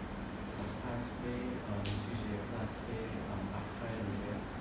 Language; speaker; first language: French; non-native, learner; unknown